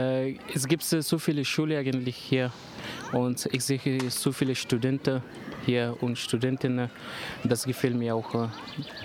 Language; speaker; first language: German; non-native, learner; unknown